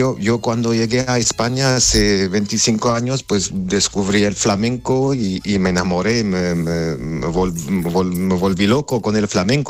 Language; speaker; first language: Spanish; non-native, fluent; Armenian